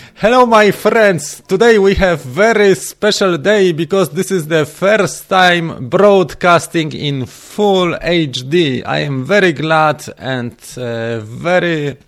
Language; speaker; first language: English; non-native, learner; Polish